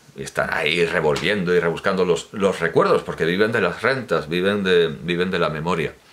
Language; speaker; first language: Spanish; native; Spanish